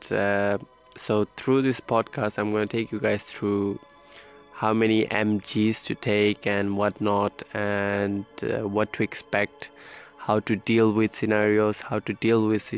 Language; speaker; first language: English; native; English